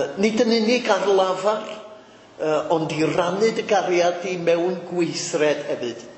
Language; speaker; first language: Welsh; native; Welsh